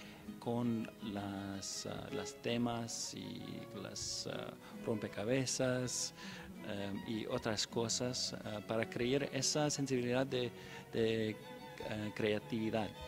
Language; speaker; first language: Spanish; non-native, fluent; English